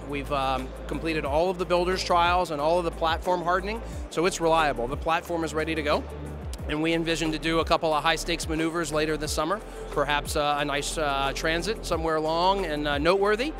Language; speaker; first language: English; native; English